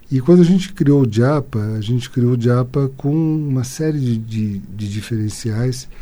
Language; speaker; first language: Portuguese; native; Portuguese